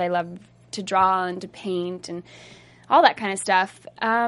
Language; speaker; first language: English; native; English